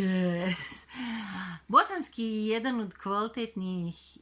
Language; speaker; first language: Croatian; non-native, fluent; Turkish